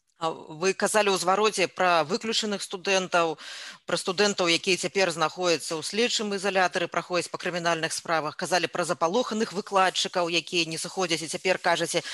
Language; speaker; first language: Belarusian; native; Belarusian